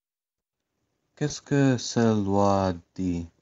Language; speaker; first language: French; non-native, learner; English